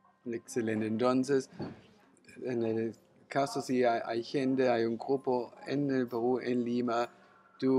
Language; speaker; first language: Spanish; non-native, fluent; German